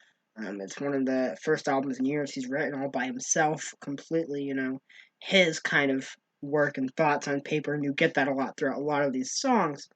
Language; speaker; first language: English; native; English